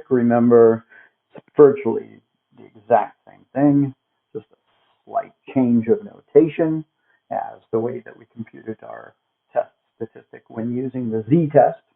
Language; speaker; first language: English; native; English